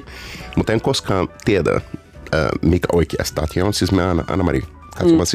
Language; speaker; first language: Finnish; non-native, learner; Portuguese